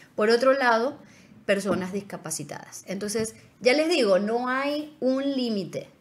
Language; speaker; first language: Spanish; native; Spanish